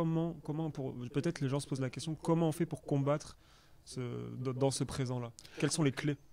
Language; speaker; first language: French; native; French